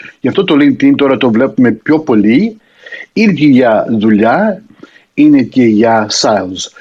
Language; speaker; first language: Greek; early bilingual, heritage; Greek